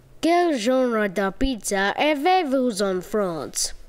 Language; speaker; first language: French; non-native, learner; English